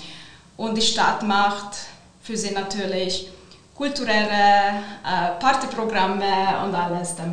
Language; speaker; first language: German; non-native, fluent; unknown